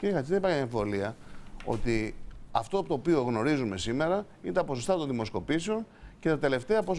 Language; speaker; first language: Greek; native; Greek